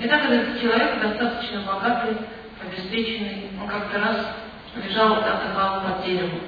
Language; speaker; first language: Russian; native; Russian